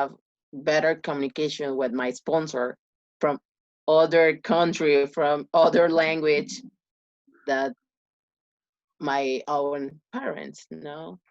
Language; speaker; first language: English; non-native, learner; Spanish